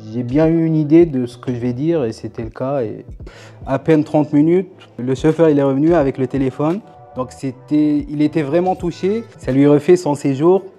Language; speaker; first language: French; native; French